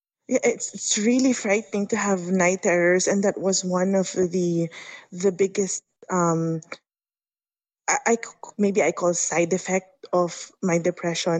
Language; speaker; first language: English; non-native, local second language; Filipino